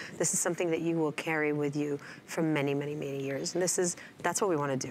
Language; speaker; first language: English; non-native, fluent; Hebrew